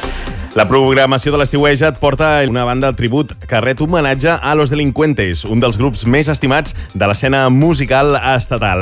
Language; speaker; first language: Catalan; native; Catalan